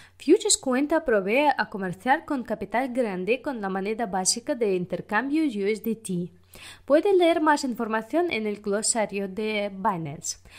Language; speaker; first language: Spanish; non-native, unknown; Russian